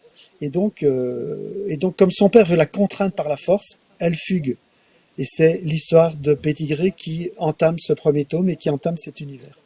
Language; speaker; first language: French; native; French